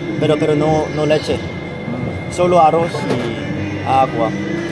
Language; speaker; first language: Spanish; non-native, learner; Korean